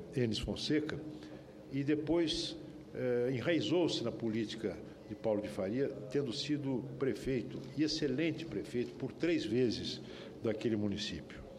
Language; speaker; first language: Portuguese; native; Portuguese